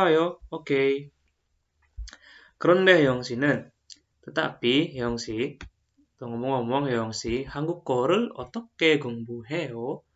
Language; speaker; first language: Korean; non-native, fluent; Indonesian